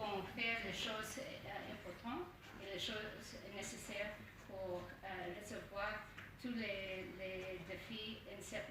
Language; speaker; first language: French; non-native, learner; English